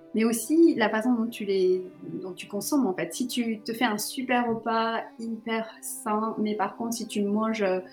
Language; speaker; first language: French; early bilingual, other home language; Sinhala